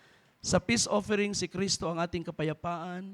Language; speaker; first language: Filipino; native; Filipino